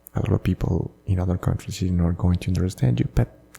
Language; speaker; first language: English; non-native, fluent; Spanish